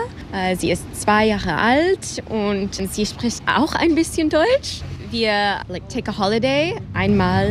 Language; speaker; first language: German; non-native, learner; English